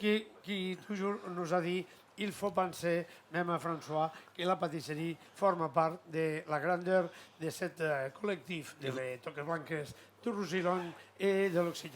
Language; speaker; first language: French; non-native, learner; Catalan